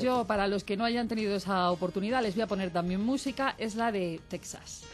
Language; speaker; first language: Spanish; native; Spanish